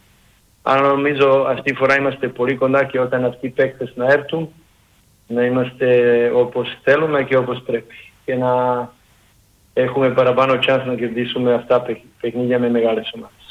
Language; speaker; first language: Greek; non-native, learner; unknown